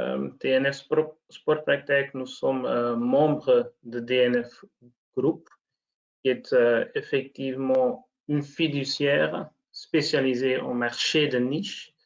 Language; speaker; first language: French; non-native, local second language; Dutch